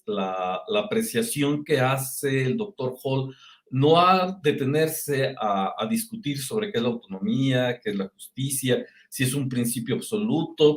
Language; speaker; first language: Spanish; native; Spanish